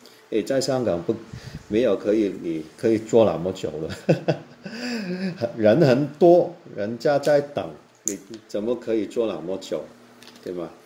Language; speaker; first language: Chinese; non-native, local second language; Cantonese